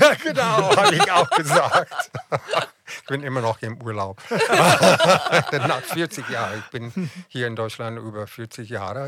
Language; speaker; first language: German; non-native, fluent; English